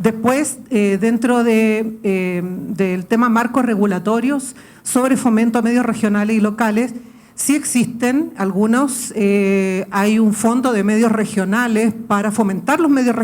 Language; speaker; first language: Spanish; native; Spanish